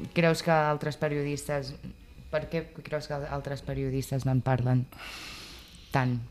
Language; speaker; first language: Catalan; non-native, local second language; Spanish